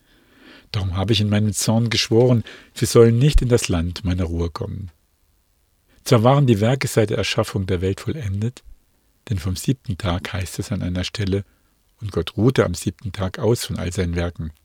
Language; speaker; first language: German; native; German